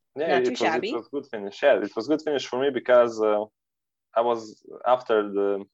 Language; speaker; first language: English; non-native, fluent; Serbian